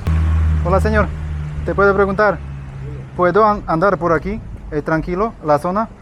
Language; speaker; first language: Spanish; non-native, learner; Slovak